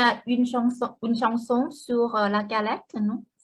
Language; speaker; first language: French; non-native, fluent; Thai